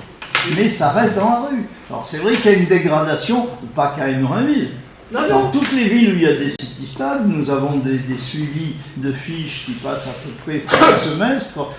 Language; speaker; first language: French; native; French